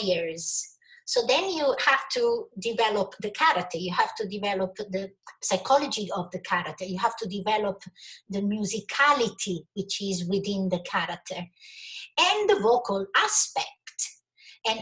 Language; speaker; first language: English; non-native, fluent; Italian